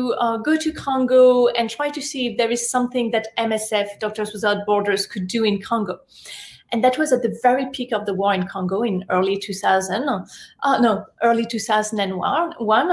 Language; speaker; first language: English; non-native, fluent; French